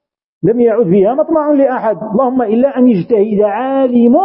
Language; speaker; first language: Arabic; native; Arabic